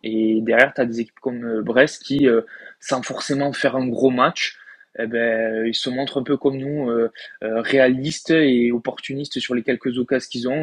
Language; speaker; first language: French; native; French